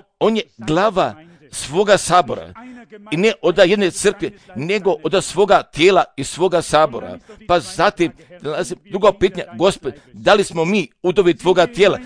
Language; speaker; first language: Croatian; non-native, fluent; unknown